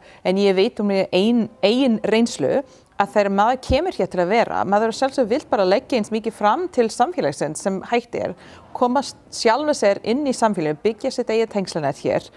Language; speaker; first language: Icelandic; non-native, learner; English